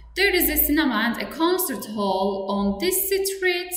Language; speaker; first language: English; non-native, fluent; Turkish